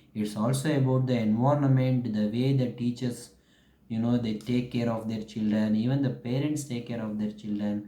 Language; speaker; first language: English; non-native, local second language; Kannada